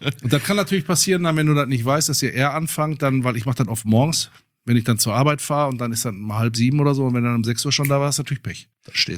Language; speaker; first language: German; native; German